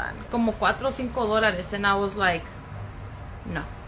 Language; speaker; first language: English; early bilingual, other home language; Spanish